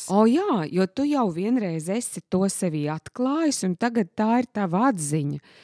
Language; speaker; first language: Latvian; native; Latvian